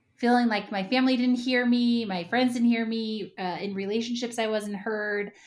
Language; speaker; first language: English; native; English